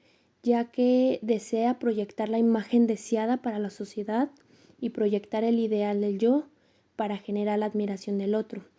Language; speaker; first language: Spanish; native; Spanish